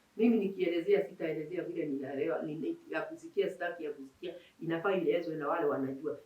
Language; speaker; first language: Swahili; non-native, local second language; Kikuyu